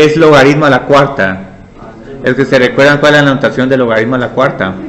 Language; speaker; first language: Spanish; native; Spanish